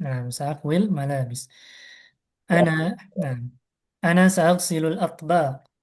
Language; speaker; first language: Arabic; non-native, fluent; Indonesian